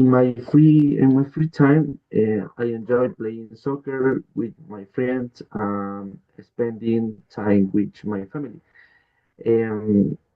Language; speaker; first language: English; non-native, learner; Spanish